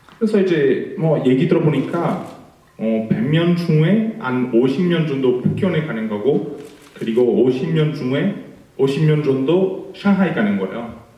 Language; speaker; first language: Korean; non-native, fluent; Italian